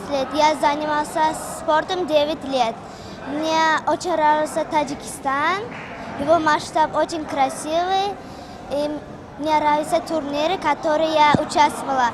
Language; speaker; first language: Russian; non-native, learner; Uzbek